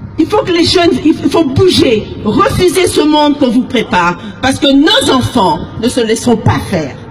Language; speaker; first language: French; early bilingual, other home language; Lingala